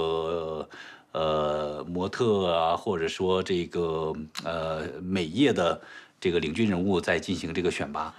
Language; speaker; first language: Chinese; native; Chinese